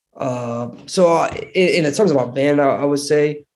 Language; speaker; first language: English; early bilingual, other home language; Hindi